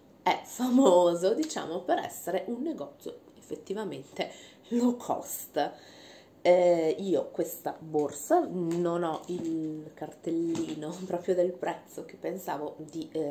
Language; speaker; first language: Italian; native; Italian